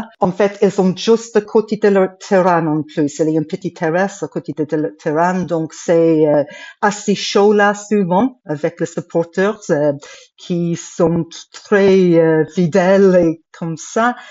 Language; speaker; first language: French; non-native, fluent; English